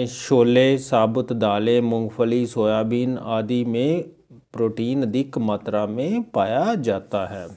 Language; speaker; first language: Hindi; non-native, local second language; Punjabi